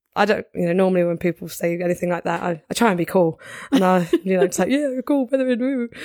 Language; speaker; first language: English; native; English